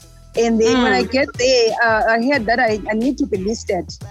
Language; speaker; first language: English; non-native, local second language; Xhosa